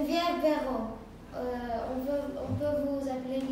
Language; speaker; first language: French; non-native, fluent; Spanish